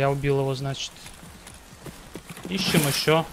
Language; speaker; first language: Russian; native; Russian